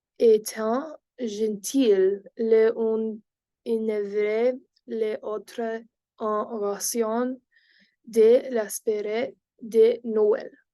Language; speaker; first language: French; non-native, learner; English